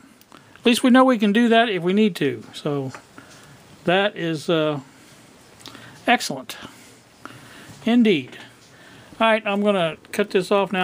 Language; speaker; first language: English; native; English